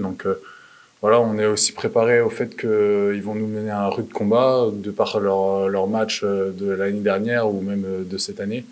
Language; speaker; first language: French; native; French